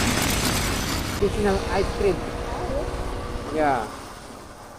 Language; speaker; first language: English; non-native, learner; Indonesian